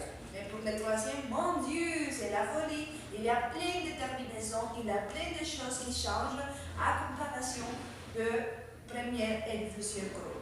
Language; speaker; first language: French; non-native, fluent; Spanish